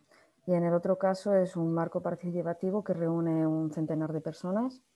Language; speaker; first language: Spanish; native; Spanish